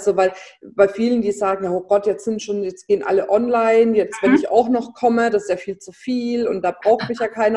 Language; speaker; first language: German; native; German